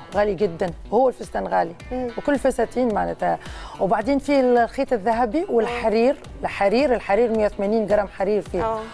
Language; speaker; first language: Arabic; native; Arabic